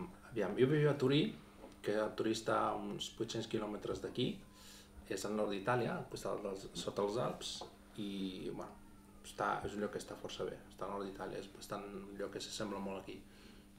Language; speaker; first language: Catalan; non-native, fluent; Italian